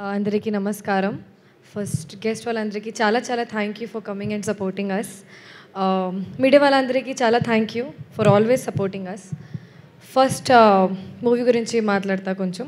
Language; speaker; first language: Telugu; non-native, fluent; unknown